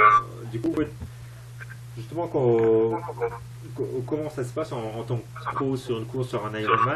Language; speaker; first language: French; native; French